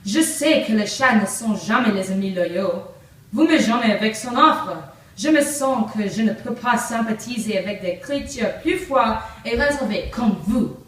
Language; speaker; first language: French; non-native, learner; English